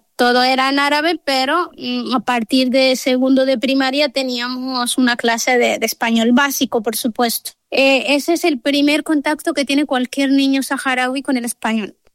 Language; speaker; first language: Spanish; non-native, local second language; Arabic